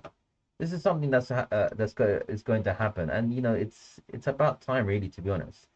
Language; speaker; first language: English; native; English